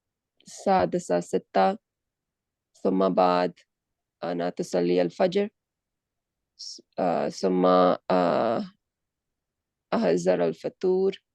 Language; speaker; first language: Arabic; non-native, learner; Urdu